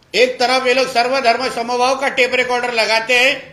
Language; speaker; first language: Hindi; non-native, local second language; Marathi